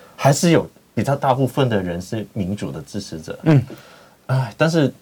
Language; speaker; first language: Chinese; non-native, fluent; Cantonese